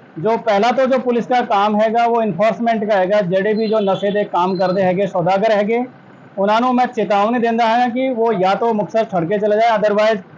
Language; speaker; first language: Hindi; non-native, local second language; Punjabi